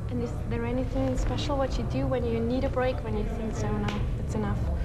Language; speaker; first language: English; non-native, fluent; German